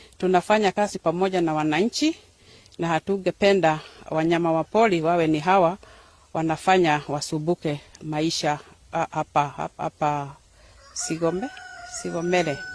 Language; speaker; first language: Swahili; non-native, local second language; Kikuyu